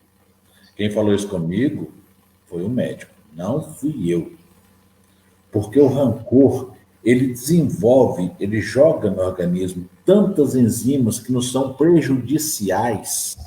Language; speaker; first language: Portuguese; native; Portuguese